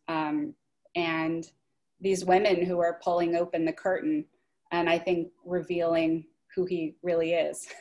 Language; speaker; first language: English; native; English